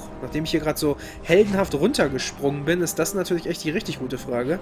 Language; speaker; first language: German; native; German